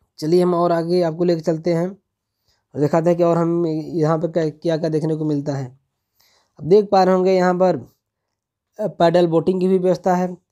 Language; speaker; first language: Hindi; native; Hindi